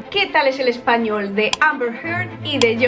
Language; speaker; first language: Spanish; native; Spanish